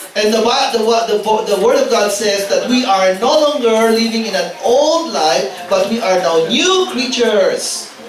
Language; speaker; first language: English; non-native, local second language; Filipino